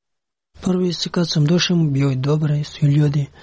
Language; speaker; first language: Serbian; non-native, learner; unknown